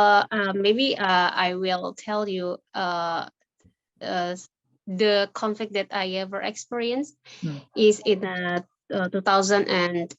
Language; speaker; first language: English; non-native, learner; Indonesian